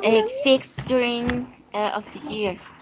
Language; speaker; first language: English; non-native, learner; Spanish